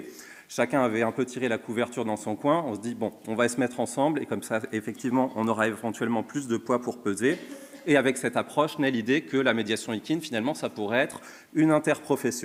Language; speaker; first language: French; native; French